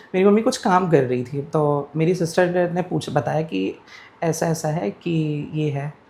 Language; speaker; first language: Hindi; non-native, local second language; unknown